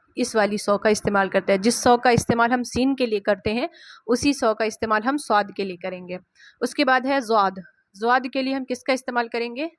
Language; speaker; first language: Hindi; native; Hindi